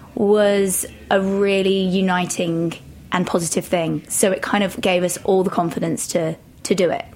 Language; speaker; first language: English; native; English